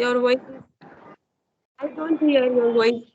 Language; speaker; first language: English; non-native, learner; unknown